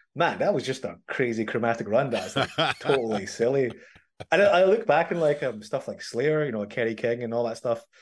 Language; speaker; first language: English; native; English